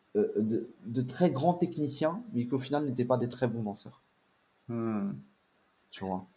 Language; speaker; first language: French; native; French